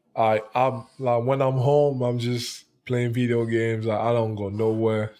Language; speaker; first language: English; non-native, local second language; French